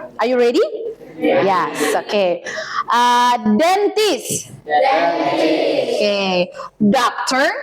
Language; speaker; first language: English; non-native, learner; Indonesian